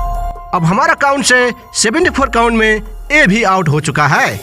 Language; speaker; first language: Hindi; native; Hindi